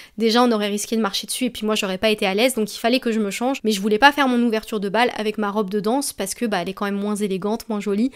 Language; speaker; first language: French; native; French